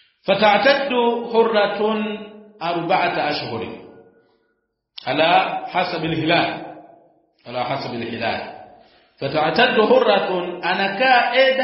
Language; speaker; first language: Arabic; non-native, fluent; Swahili